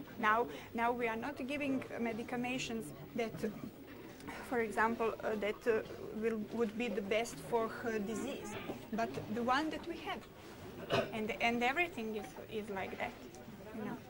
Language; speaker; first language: English; non-native, local second language; Croatian